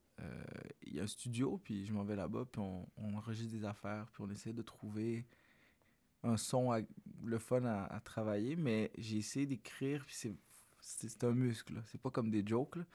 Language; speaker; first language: French; early bilingual, other home language; Arabic